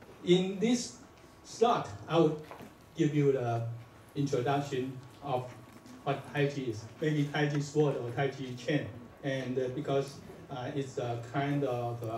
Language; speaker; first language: English; non-native, fluent; Chinese